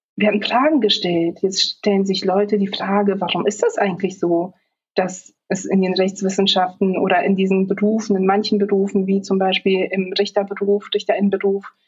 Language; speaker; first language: German; early bilingual, other home language; Polish